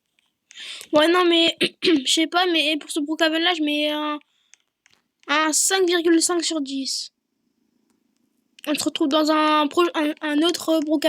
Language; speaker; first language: French; native; French